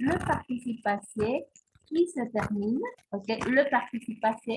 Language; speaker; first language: French; non-native, fluent; Spanish